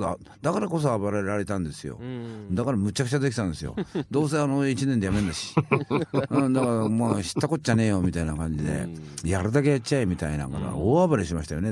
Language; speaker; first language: Japanese; native; Japanese